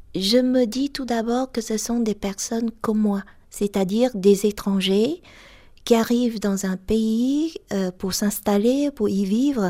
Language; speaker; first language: French; non-native, fluent; Vietnamese